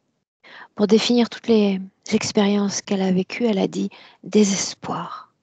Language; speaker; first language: French; native; French